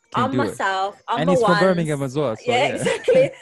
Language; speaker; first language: English; native; English